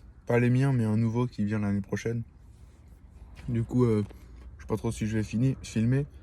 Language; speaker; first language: French; native; French